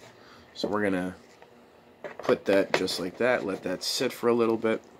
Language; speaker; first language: English; native; English